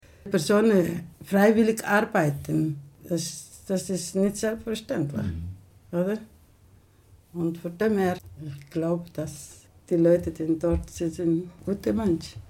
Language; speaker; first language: German; non-native, learner; Somali